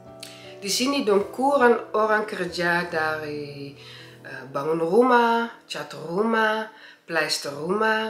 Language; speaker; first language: Indonesian; early bilingual, heritage; Indonesian